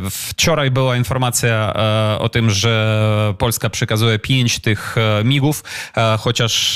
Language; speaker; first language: Polish; non-native, fluent; Ukrainian